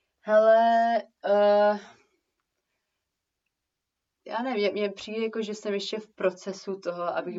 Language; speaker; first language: Czech; early bilingual, heritage; Czech